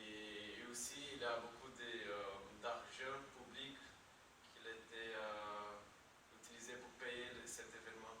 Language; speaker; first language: French; non-native, learner; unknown